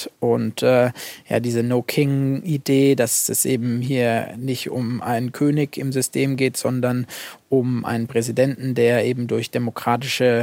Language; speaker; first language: German; native; German